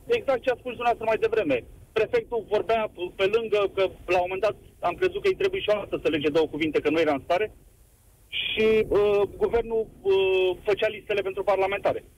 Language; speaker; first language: Romanian; native; Romanian